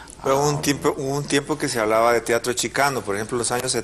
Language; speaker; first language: Spanish; native; Spanish